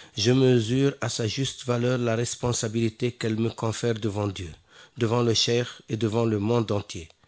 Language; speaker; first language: French; non-native, local second language; Wolof